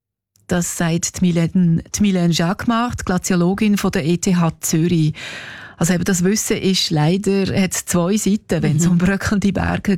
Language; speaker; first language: German; native; German